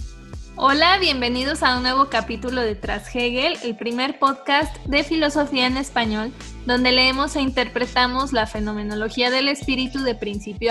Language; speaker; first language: Spanish; native; Spanish